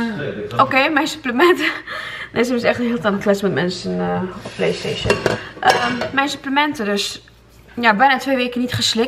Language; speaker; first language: Dutch; native; Dutch